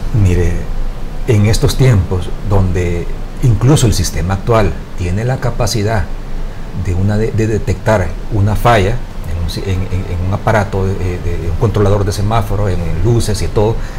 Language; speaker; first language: Spanish; native; Spanish